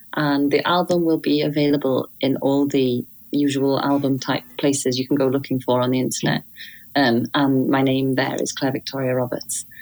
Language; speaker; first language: English; native; English